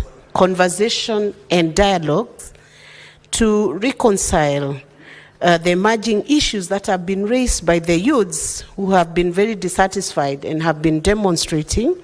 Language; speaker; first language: English; non-native, local second language; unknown